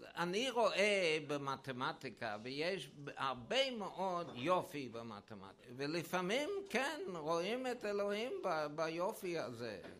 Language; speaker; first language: Hebrew; non-native, fluent; English